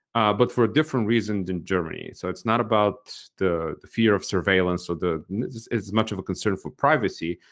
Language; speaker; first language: English; non-native, fluent; Bulgarian